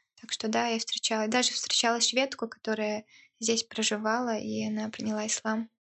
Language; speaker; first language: Russian; early bilingual, heritage; Russian